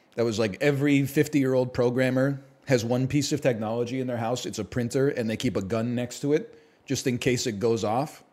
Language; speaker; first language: English; native; English